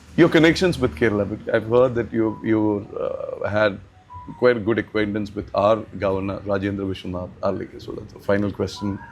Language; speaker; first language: English; non-native, local second language; Malayalam